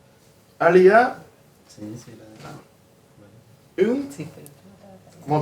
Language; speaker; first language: French; non-native, learner; Spanish